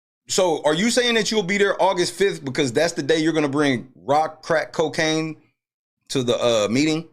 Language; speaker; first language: English; native; English